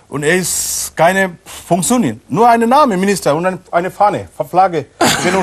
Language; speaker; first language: German; non-native, learner; Bangla